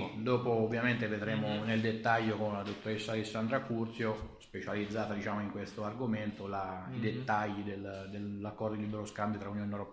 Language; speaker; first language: Italian; native; Italian